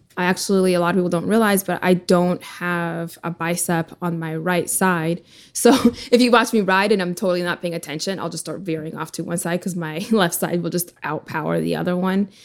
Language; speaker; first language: English; early bilingual, other home language; Russian